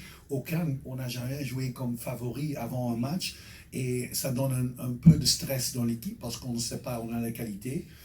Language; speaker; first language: French; non-native, fluent; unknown